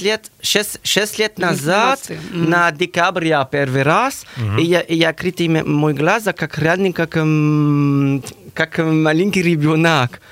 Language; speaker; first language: Russian; non-native, learner; French